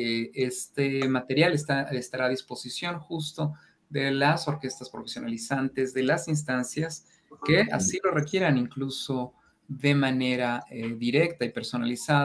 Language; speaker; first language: Spanish; native; Spanish